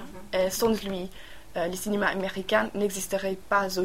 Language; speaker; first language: French; non-native, learner; English